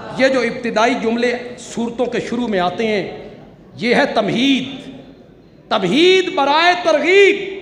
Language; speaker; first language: Urdu; non-native, local second language; Punjabi